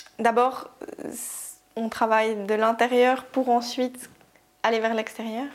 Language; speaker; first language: French; native; French